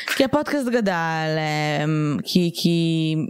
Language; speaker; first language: Hebrew; non-native, local second language; Russian